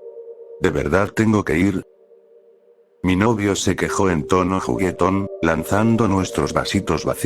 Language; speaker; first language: Spanish; native; Spanish